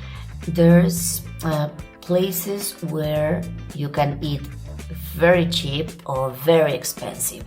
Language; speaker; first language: English; non-native, learner; Spanish